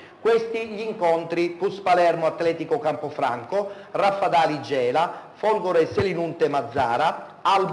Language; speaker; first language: Italian; native; Italian